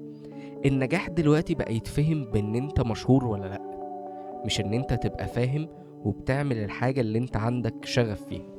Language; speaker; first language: Arabic; native; Arabic